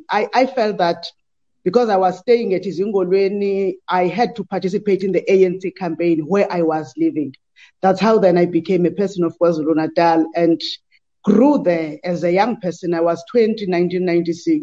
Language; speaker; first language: English; non-native, local second language; Xhosa